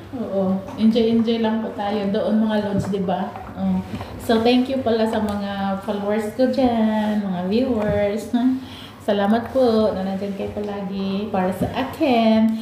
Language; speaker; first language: Filipino; non-native, local second language; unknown